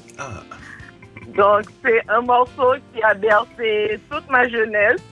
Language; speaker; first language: French; non-native, local second language; Haitian Creole